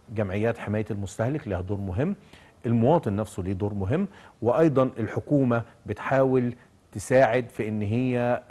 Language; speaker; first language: Arabic; native; Arabic